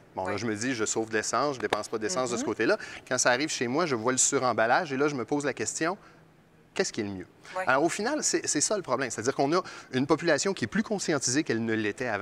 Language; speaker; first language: French; native; French